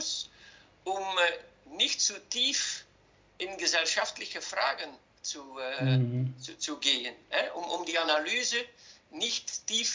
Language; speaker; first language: German; non-native, fluent; Dutch